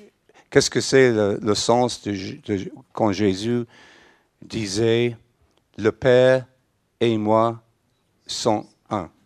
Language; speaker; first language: French; non-native, fluent; English